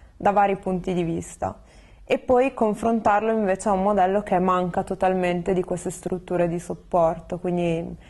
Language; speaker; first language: Italian; native; Italian